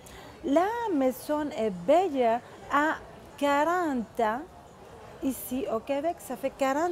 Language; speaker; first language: French; non-native, fluent; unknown